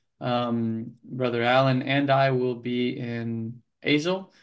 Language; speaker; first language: English; native; English